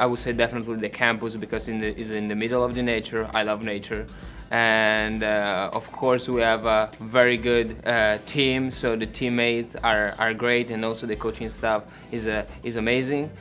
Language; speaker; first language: English; non-native, fluent; Italian